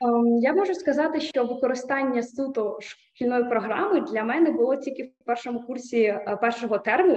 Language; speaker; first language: Ukrainian; native; Ukrainian